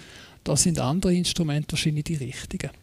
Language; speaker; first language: German; native; German